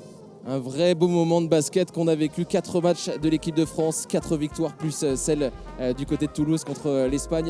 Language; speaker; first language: French; native; French